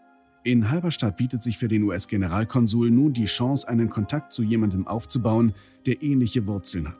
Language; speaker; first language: German; native; German